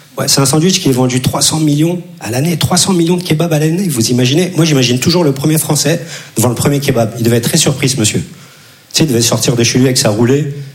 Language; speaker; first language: French; early bilingual, other home language; Turkish